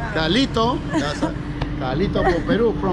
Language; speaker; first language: Spanish; native; Spanish